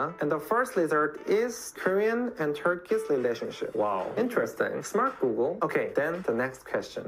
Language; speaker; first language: English; non-native, fluent; Korean